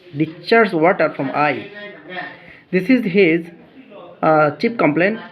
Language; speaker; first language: English; non-native, local second language; Bangla